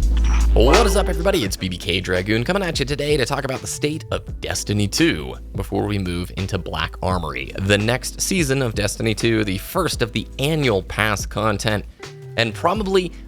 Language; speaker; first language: English; native; English